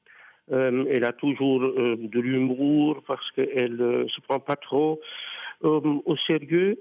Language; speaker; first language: French; non-native, fluent; Dutch